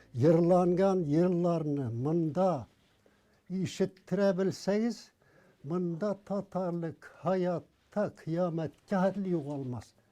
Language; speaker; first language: Tatar; early bilingual, heritage; Tatar